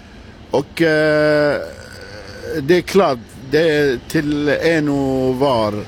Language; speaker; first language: Swedish; non-native, fluent; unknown